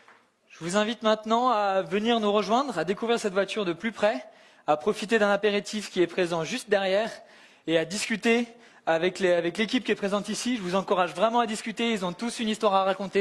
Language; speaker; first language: French; native; French